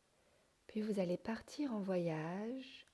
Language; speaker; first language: French; native; French